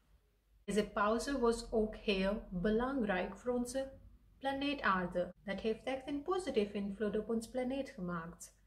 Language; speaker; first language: Dutch; non-native, fluent; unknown